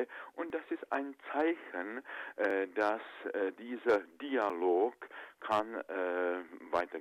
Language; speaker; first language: German; non-native, fluent; Czech